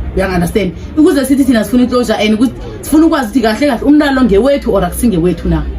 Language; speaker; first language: Zulu; non-native, local second language; South Ndebele